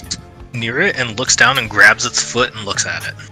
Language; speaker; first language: English; native; English